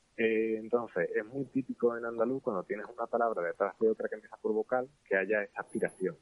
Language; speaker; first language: Spanish; native; Spanish